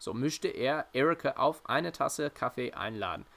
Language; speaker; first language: German; non-native, fluent; English